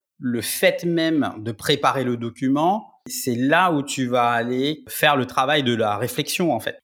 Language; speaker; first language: French; native; French